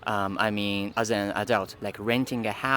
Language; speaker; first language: English; non-native, fluent; Japanese